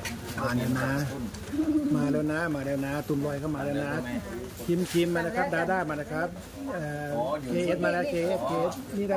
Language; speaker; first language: Thai; native; Thai